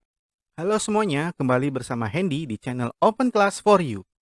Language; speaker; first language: Indonesian; native; Indonesian